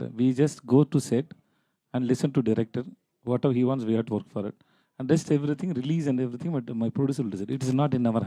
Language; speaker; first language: Telugu; non-native, learner; Tamil